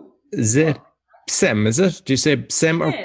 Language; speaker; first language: Polish; non-native, learner; English